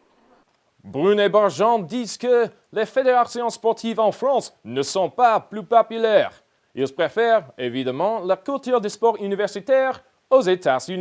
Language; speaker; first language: French; non-native, learner; English